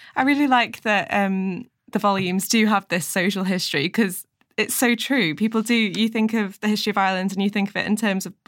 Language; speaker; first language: English; native; English